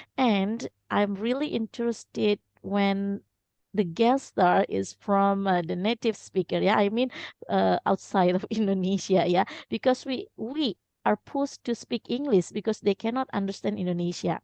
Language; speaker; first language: English; non-native, fluent; Indonesian